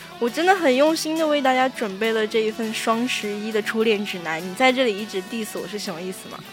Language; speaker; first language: Chinese; native; Chinese